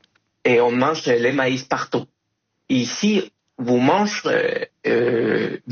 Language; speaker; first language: French; non-native, fluent; Spanish